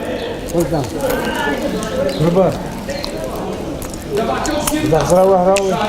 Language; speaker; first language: Hebrew; non-native, local second language; Arabic